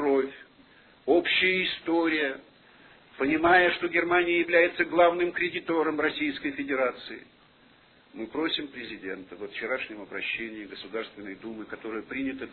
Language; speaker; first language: Russian; native; Russian